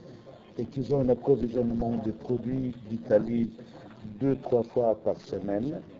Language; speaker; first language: French; non-native, fluent; Italian